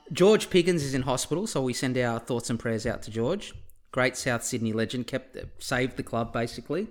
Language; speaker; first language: English; early bilingual, other home language; Turkish